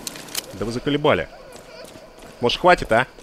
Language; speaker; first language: Russian; native; Russian